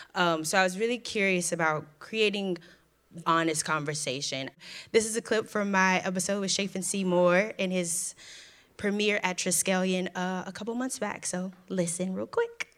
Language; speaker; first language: English; native; English